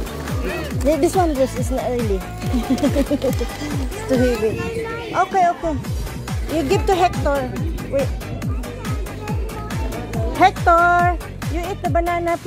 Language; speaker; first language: English; non-native, learner; Filipino